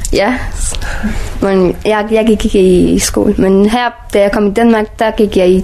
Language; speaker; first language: Danish; early bilingual, other home language; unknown